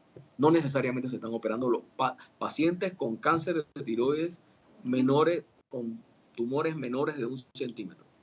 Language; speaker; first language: Spanish; native; Spanish